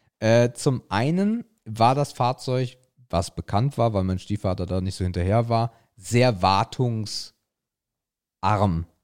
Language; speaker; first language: German; native; German